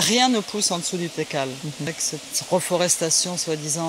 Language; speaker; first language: French; native; French